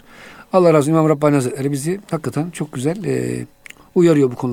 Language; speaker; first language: Turkish; native; Turkish